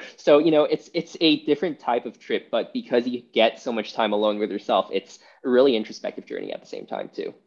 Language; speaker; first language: English; non-native, fluent; Chinese